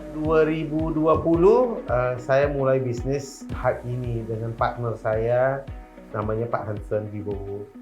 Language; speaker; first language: Indonesian; non-native, fluent; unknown